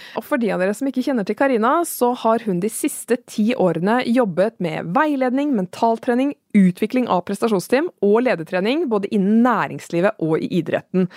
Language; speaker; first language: Norwegian; native; Norwegian